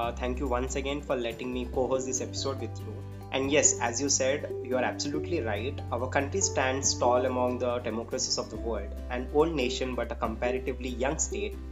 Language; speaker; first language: English; non-native, local second language; Telugu